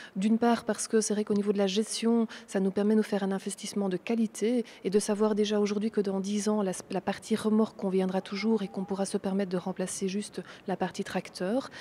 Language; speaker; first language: French; native; French